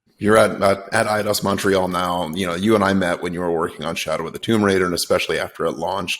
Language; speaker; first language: English; native; English